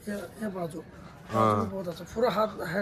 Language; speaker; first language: Hindi; non-native, learner; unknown